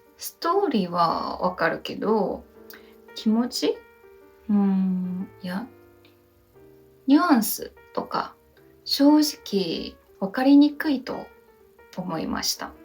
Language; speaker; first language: Japanese; non-native, learner; Chinese